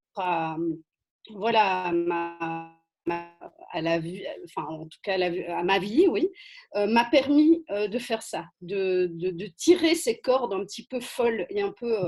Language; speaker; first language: French; native; French